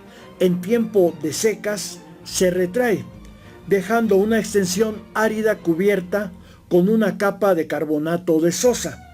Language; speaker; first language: Spanish; native; Spanish